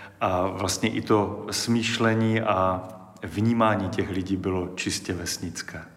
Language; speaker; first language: Czech; native; Czech